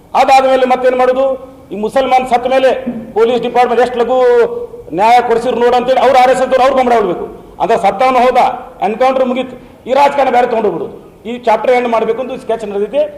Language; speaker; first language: Kannada; non-native, local second language; Urdu